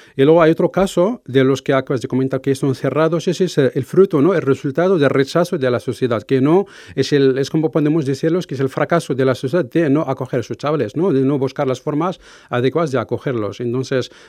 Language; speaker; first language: Spanish; non-native, fluent; Arabic